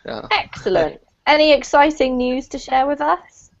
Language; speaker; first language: English; native; English